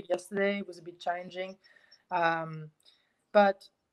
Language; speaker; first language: English; non-native, fluent; French